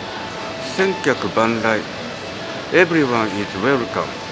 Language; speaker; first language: English; non-native, learner; Japanese